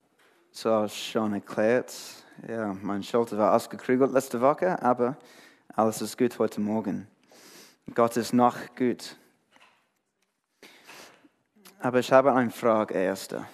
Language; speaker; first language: German; non-native, fluent; English